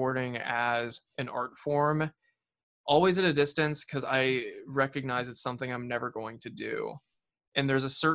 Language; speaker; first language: English; native; English